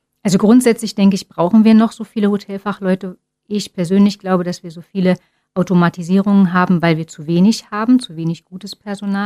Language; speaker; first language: German; native; German